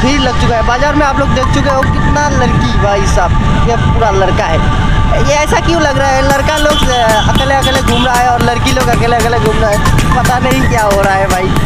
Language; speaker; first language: Hindi; non-native, local second language; Bangla